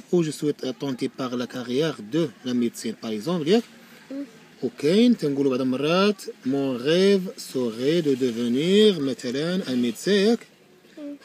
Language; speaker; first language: French; non-native, learner; Arabic